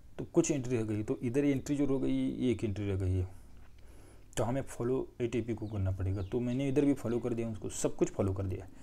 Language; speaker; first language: Hindi; non-native, local second language; Marathi